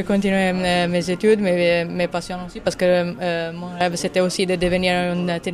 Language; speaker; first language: French; non-native, fluent; Italian